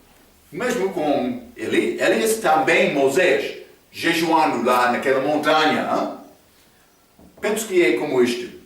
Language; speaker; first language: Portuguese; non-native, fluent; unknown